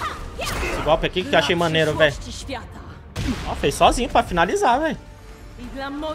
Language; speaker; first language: Portuguese; native; Portuguese